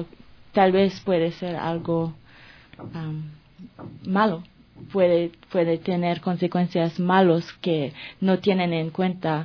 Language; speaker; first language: Spanish; non-native, fluent; French